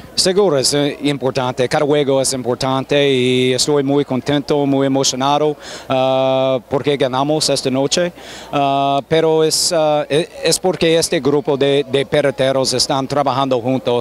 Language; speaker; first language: Spanish; non-native, fluent; English